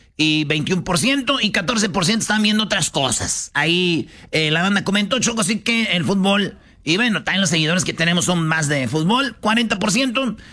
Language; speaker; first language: Spanish; native; Spanish